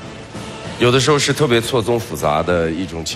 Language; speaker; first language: Chinese; native; Chinese